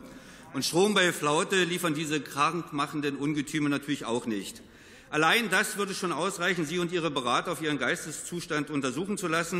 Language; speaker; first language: German; native; German